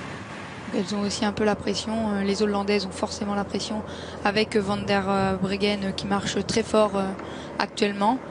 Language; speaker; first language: French; native; French